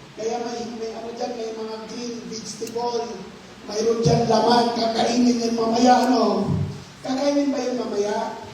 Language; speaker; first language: Filipino; non-native, local second language; Hiligaynon